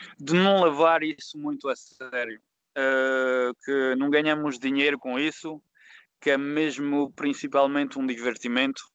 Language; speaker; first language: Portuguese; early bilingual, heritage; Portuguese